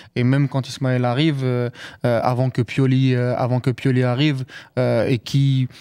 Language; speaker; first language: French; native; French